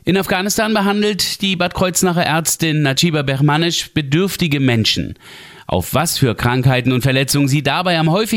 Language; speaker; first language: German; native; German